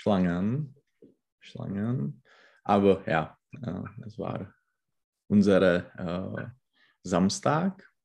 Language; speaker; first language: German; non-native, learner; Czech